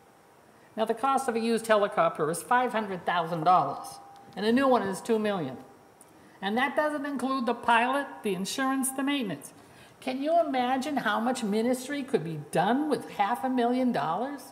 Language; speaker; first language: English; native; English